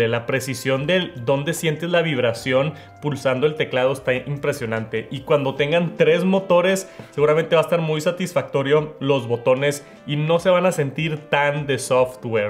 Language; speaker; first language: Spanish; native; Spanish